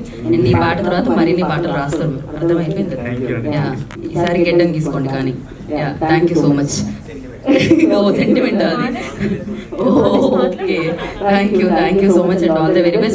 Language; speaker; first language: Telugu; native; Telugu